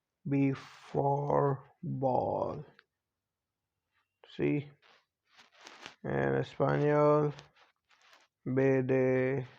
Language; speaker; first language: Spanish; non-native, learner; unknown